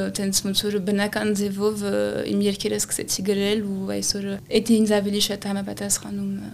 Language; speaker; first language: Armenian; early bilingual, heritage; Armenian